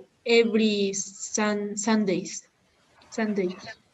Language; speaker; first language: English; non-native, learner; Spanish